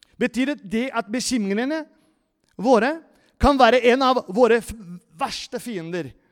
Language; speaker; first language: Norwegian; non-native, fluent; Spanish